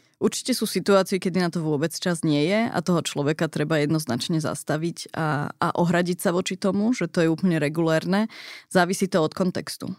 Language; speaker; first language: Slovak; early bilingual, heritage; Slovak